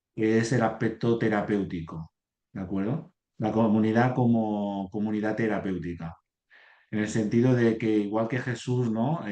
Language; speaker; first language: Spanish; native; Spanish